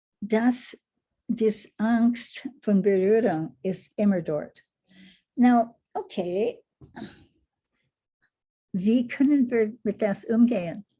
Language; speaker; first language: German; non-native, learner; English